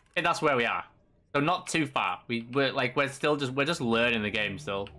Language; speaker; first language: English; native; English